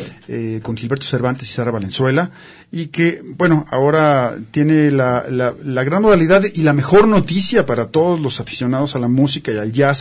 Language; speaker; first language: Spanish; native; Spanish